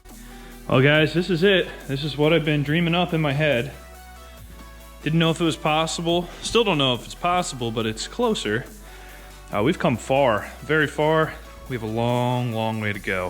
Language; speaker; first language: English; native; English